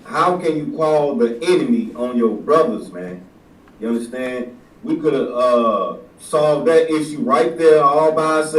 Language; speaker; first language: English; native; English